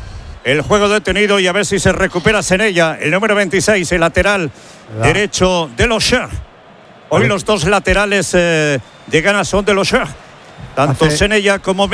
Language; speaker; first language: Spanish; native; Spanish